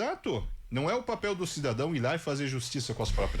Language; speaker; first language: Portuguese; native; Portuguese